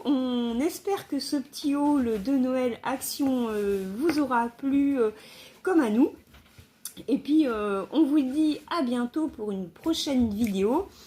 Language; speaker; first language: French; native; French